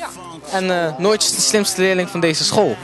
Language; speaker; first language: Dutch; native; Dutch